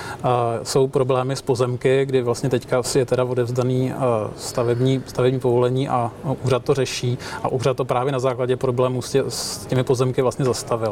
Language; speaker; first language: Czech; native; Czech